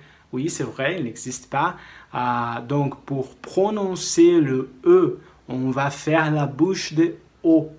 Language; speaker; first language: French; non-native, fluent; Portuguese